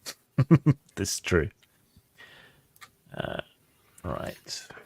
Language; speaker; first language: English; native; English